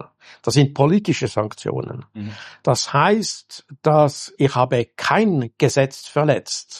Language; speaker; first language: German; non-native, local second language; French